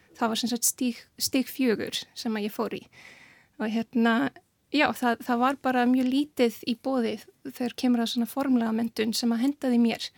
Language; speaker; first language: Icelandic; non-native, fluent; Serbian